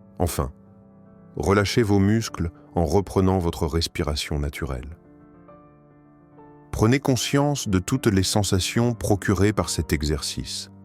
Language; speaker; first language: French; native; French